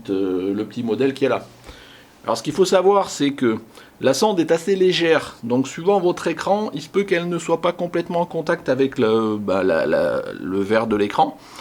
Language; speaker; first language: French; native; French